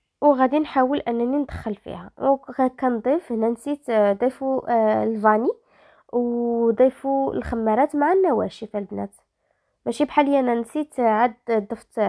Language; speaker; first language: Arabic; native; Arabic